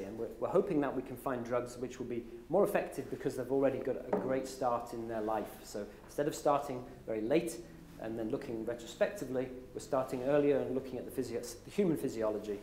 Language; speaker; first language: English; native; English